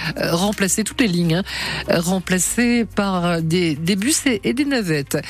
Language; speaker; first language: French; native; French